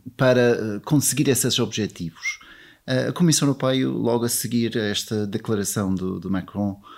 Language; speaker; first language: Portuguese; non-native, fluent; English